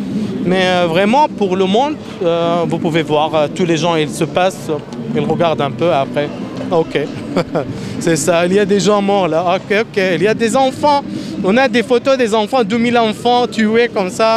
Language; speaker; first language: French; non-native, fluent; Arabic